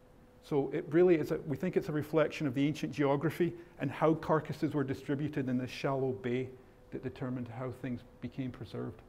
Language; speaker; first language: English; native; English